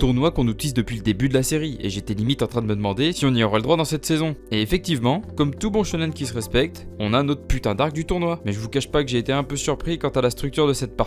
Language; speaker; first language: French; native; French